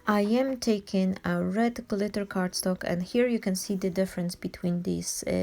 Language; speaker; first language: English; non-native, fluent; Polish